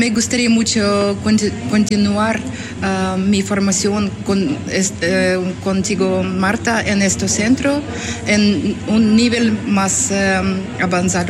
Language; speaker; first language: Spanish; non-native, learner; Ukrainian